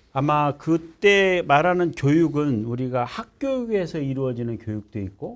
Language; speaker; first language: Korean; native; Korean